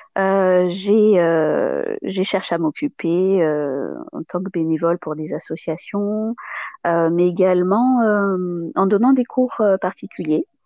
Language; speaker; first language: French; non-native, local second language; Malagasy